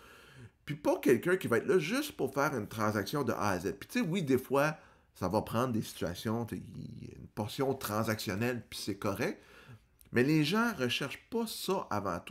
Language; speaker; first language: French; native; French